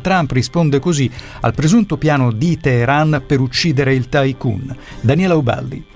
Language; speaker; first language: Italian; native; Italian